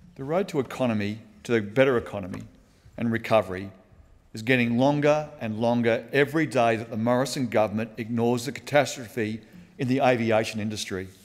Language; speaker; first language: English; native; English